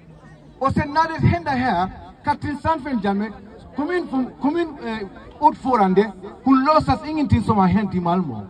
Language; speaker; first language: Swedish; non-native, fluent; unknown